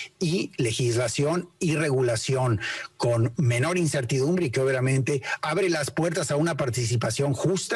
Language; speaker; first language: Spanish; native; Spanish